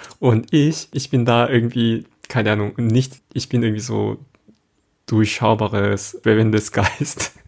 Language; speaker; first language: German; non-native, fluent; Korean